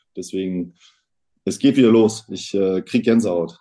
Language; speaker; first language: German; native; German